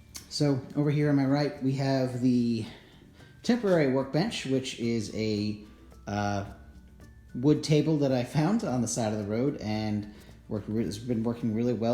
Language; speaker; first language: English; native; English